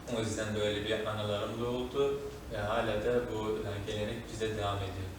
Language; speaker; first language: Turkish; non-native, fluent; Uzbek